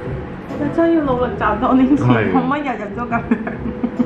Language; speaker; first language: Chinese; native; Chinese